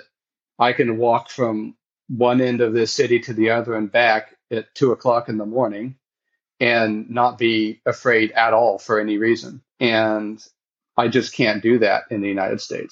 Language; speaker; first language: English; native; English